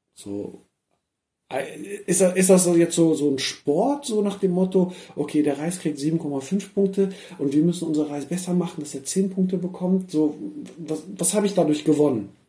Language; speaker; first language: German; early bilingual, other home language; Persian